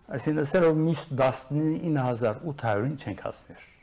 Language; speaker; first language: Armenian; early bilingual, heritage; Arabic